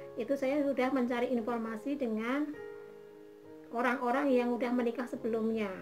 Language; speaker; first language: Indonesian; native; Indonesian